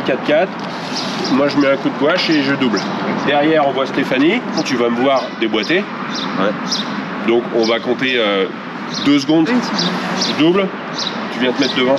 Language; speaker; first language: French; native; French